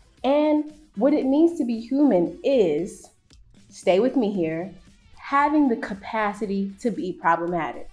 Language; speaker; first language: English; native; English